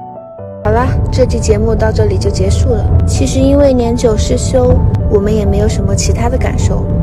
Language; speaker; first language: Chinese; native; Chinese